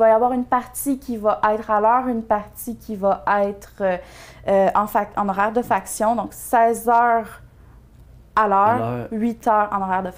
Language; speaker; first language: French; native; French